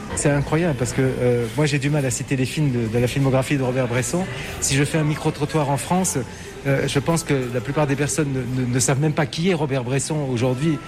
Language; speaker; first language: French; native; French